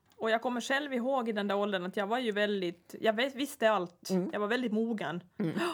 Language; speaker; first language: Swedish; native; Swedish